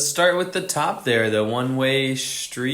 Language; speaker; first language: English; native; English